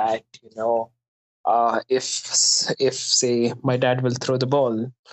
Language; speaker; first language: English; non-native, local second language; Hindi